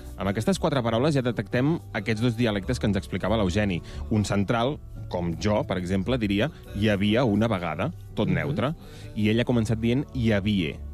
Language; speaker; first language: Catalan; native; Catalan